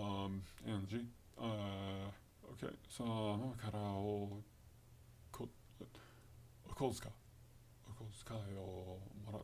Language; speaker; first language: Japanese; non-native, learner; English